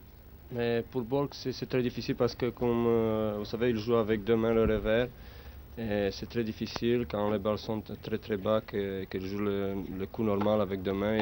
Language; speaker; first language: French; non-native, learner; Romanian